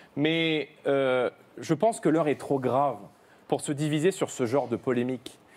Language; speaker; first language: French; native; French